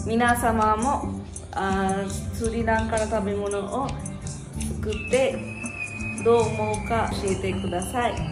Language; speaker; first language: Japanese; non-native, learner; Sinhala